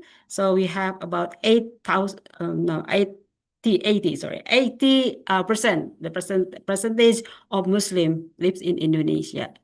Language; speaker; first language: English; non-native, fluent; Indonesian